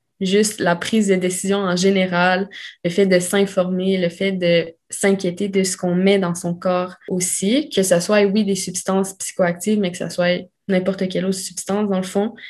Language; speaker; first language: French; early bilingual, other home language; Spanish